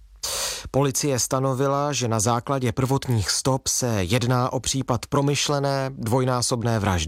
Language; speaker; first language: Czech; native; Czech